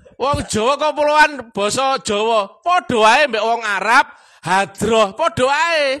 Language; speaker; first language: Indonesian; non-native, local second language; Javanese